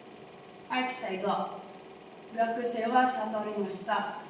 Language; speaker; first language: Japanese; non-native, learner; Indonesian